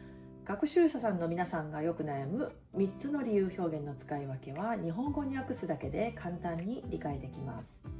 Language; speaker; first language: Japanese; early bilingual, heritage; Japanese